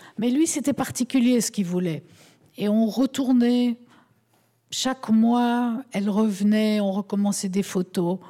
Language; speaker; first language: French; native; French